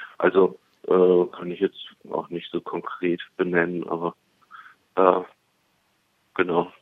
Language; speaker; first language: German; native; German